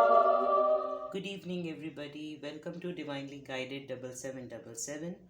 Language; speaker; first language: Hindi; native; Hindi